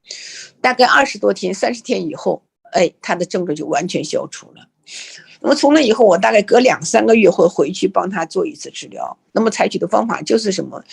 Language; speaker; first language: Chinese; native; Chinese